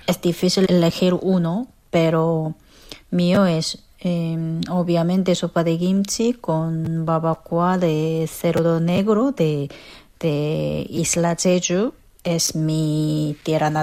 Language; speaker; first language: Spanish; non-native, fluent; Korean